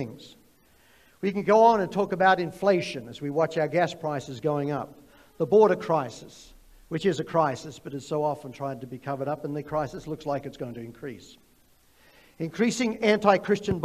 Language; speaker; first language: English; native; English